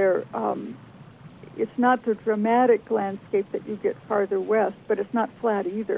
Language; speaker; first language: English; native; English